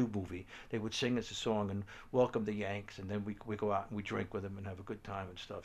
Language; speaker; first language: English; native; English